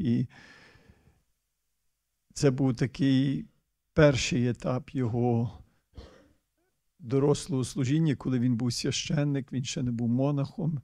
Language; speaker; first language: Ukrainian; early bilingual, heritage; Ukrainian